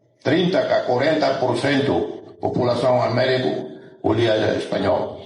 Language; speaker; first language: Portuguese; non-native, local second language; Tetum